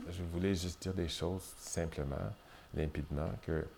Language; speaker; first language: French; non-native, local second language; English